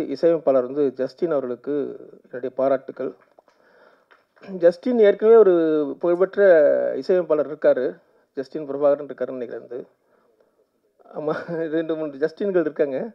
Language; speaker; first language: Tamil; native; Tamil